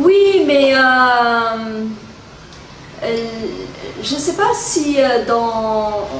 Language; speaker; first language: French; non-native, local second language; Arabic